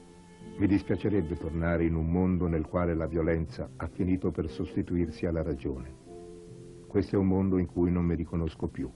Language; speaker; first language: Italian; native; Italian